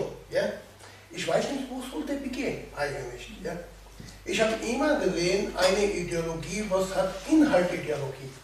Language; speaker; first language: German; non-native, learner; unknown